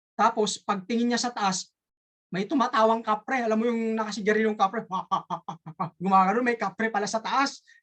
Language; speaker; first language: Filipino; native; Filipino